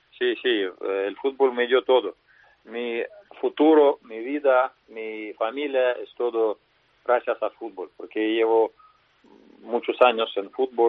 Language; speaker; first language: Spanish; non-native, fluent; Russian